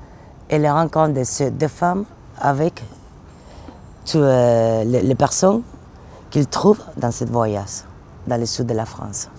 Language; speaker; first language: French; non-native, learner; Spanish